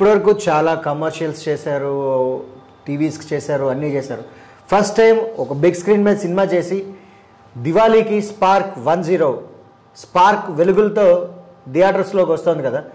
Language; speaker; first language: Telugu; native; Telugu